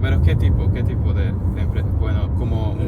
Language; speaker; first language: Spanish; non-native, learner; Hungarian